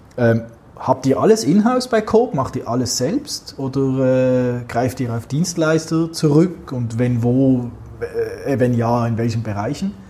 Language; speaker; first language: German; native; German